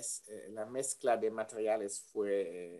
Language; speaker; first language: Spanish; non-native, learner; German